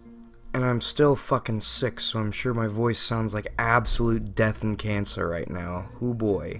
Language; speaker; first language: English; native; English